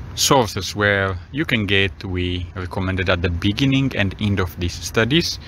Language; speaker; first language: English; non-native, local second language; Sidamo